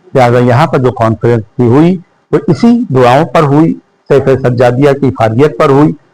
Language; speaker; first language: Urdu; native; Urdu